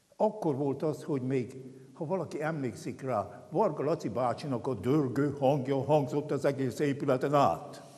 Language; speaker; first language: Hungarian; native; Hungarian